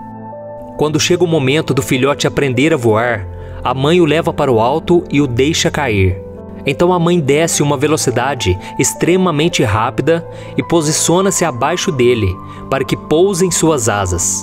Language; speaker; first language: Portuguese; native; Portuguese